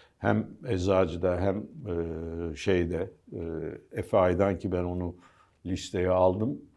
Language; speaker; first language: Turkish; early bilingual, heritage; Turkish